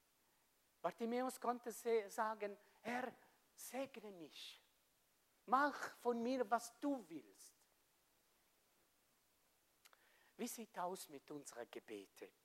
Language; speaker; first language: German; non-native, fluent; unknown